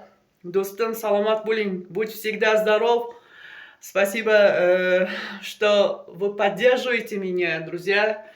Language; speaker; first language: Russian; non-native, local second language; Uzbek